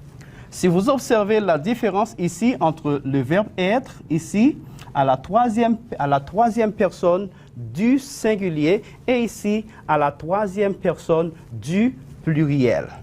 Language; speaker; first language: French; non-native, fluent; Spanish